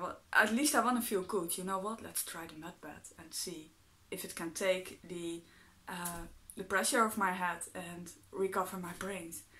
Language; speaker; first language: English; non-native, fluent; Dutch